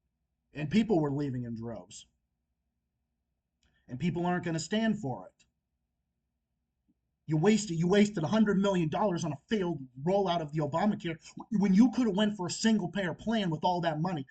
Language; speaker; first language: English; native; English